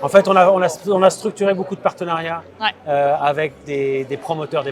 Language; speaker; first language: French; native; French